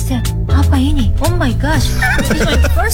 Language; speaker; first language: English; non-native, learner; Korean